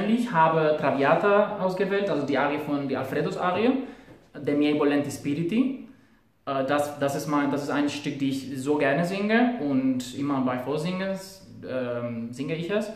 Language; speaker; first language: German; non-native, fluent; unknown